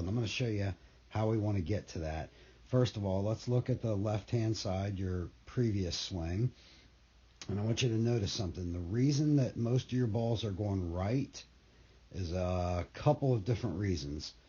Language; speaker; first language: English; native; English